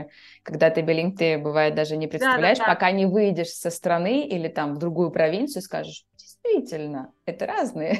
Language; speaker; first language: Russian; native; Russian